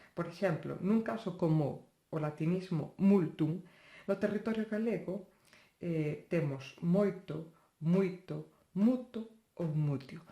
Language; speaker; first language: Galician; non-native, local second language; Spanish